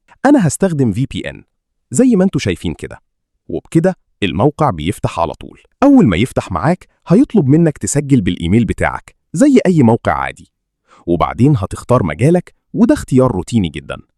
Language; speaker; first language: Arabic; native; Arabic